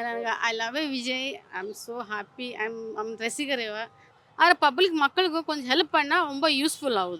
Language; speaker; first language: Tamil; non-native, local second language; Kannada